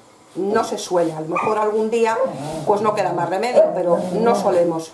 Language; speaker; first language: Spanish; native; Spanish